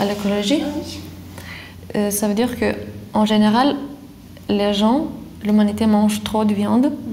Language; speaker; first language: French; non-native, fluent; Lithuanian